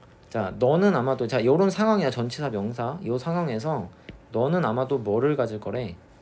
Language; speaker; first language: Korean; native; Korean